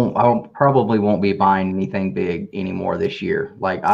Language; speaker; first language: English; native; English